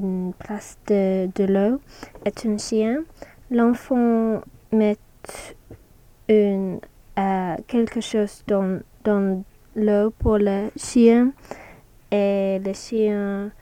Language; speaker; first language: French; non-native, learner; English